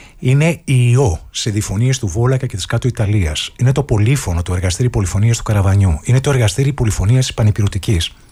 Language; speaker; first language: Greek; native; Greek